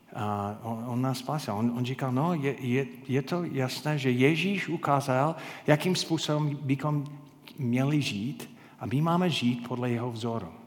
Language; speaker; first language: Czech; non-native, fluent; English